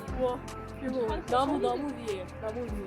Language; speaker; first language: Korean; non-native, learner; Russian